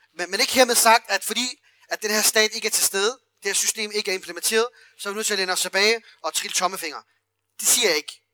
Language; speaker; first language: Danish; early bilingual, other home language; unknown